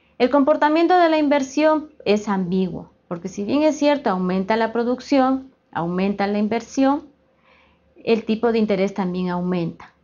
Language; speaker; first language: Spanish; native; Spanish